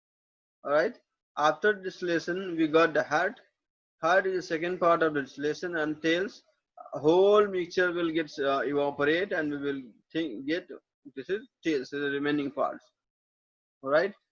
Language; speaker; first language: English; non-native, local second language; Hindi